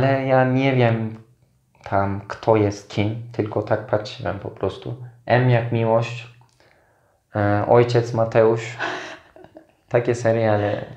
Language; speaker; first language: Polish; non-native, fluent; Turkish